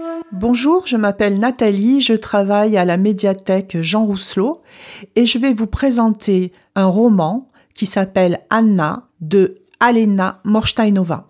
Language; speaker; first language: French; native; French